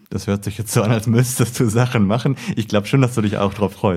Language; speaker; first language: German; native; German